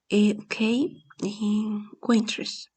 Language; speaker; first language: English; non-native, learner; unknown